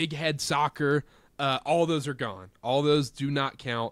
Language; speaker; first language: English; native; English